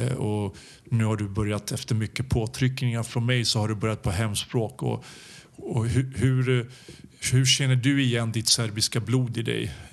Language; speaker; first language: Swedish; early bilingual, other home language; Serbian